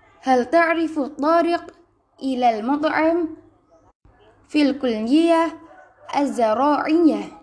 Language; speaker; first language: Arabic; non-native, learner; Indonesian